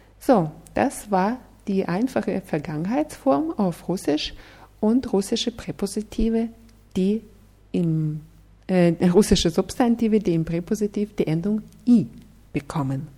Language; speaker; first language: German; non-native, fluent; Russian